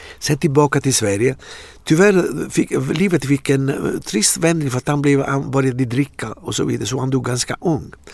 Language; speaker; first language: Swedish; non-native, fluent; Italian